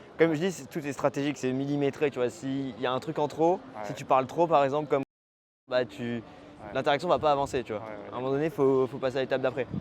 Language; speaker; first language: French; native; French